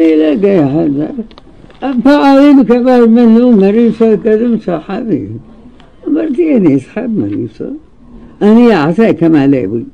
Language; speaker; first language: Hebrew; non-native, learner; Arabic